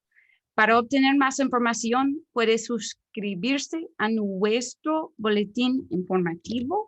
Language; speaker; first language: Spanish; non-native, fluent; English